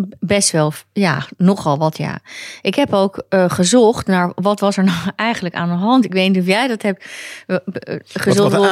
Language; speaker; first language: Dutch; native; Dutch